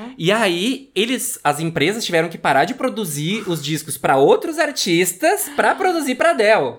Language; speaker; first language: Portuguese; native; Portuguese